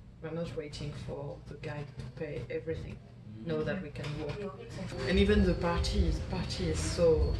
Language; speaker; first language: English; non-native, fluent; French